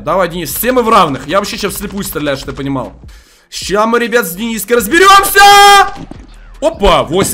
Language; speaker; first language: Russian; native; Russian